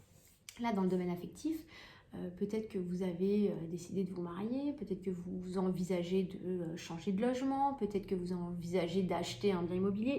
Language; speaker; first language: French; native; French